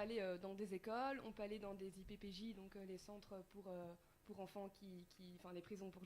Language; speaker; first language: French; native; French